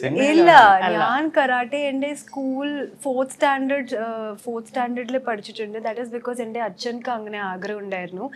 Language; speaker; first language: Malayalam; non-native, local second language; Hindi